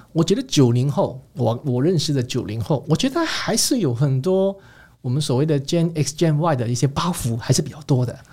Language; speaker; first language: Chinese; non-native, local second language; Cantonese